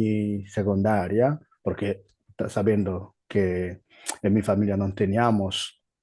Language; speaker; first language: Spanish; non-native, learner; Igbo